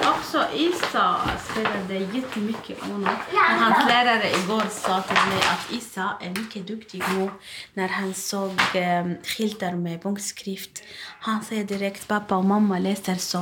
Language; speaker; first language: Swedish; non-native, learner; Arabic